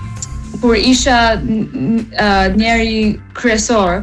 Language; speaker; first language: Albanian; early bilingual, heritage; English